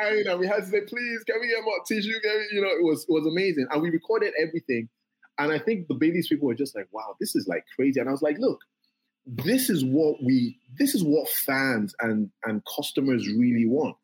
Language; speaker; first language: English; non-native, local second language; Yoruba